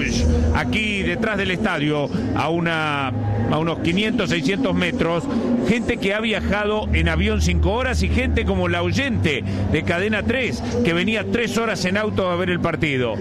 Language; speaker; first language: Spanish; native; Spanish